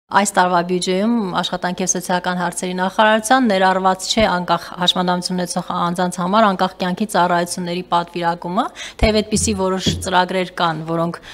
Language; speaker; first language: Armenian; native; Armenian